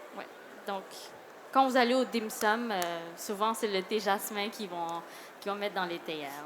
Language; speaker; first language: French; early bilingual, other home language; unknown